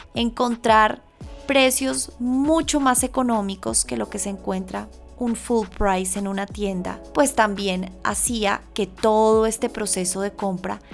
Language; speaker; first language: Spanish; native; Spanish